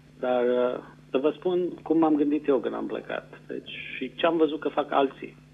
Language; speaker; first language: Romanian; native; Romanian